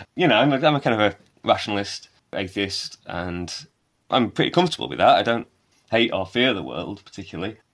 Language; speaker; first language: English; native; English